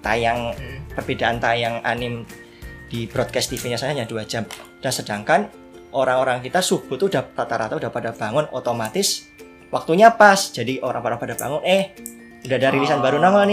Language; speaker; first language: Indonesian; native; Indonesian